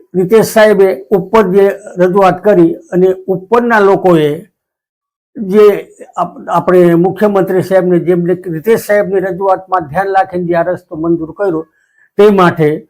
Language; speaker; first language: Gujarati; native; Gujarati